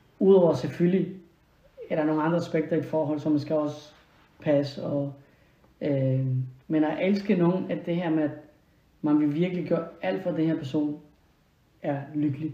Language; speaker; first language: Danish; non-native, fluent; Spanish